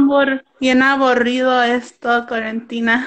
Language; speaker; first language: Spanish; early bilingual, heritage; Spanish